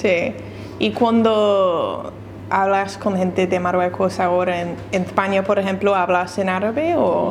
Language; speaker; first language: Spanish; non-native, learner; English